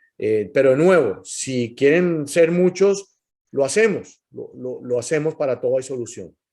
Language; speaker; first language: Spanish; native; Spanish